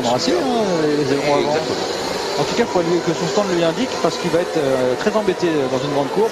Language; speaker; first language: French; native; French